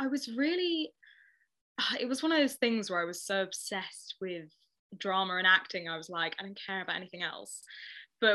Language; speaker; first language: English; native; English